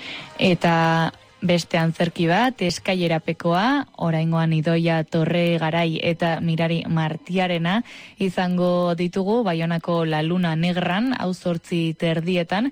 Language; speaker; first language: Basque; native; Basque